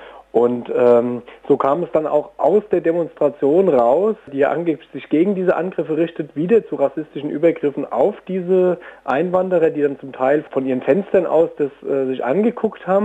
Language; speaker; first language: German; native; German